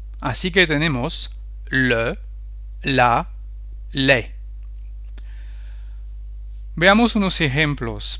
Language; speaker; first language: Spanish; non-native, fluent; French